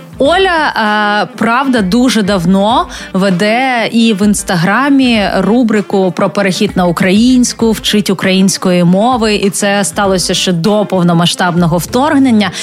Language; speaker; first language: Ukrainian; non-native, local second language; Russian